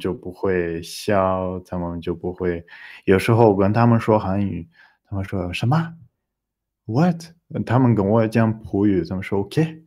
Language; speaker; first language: Chinese; non-native, learner; Portuguese